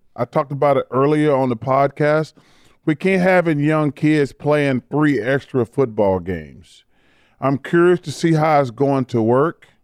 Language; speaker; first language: English; native; English